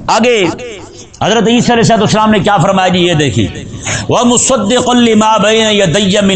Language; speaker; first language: Urdu; native; Urdu